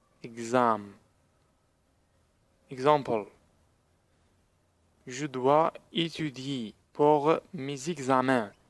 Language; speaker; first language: French; non-native, fluent; Arabic